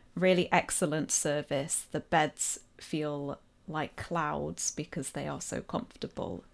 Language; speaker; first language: English; native; English